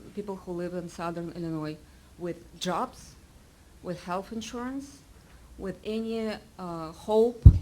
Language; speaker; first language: English; non-native, fluent; Russian